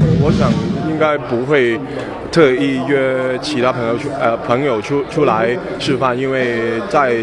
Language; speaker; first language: Chinese; non-native, local second language; Cantonese